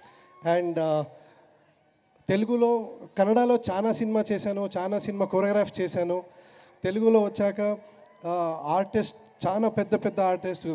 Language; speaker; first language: Telugu; non-native, fluent; Kannada